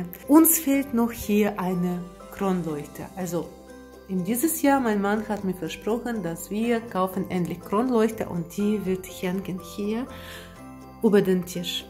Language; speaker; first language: German; non-native, fluent; Russian